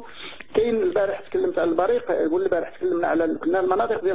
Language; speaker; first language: Arabic; native; Arabic